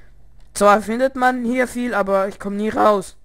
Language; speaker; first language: German; early bilingual, other home language; Russian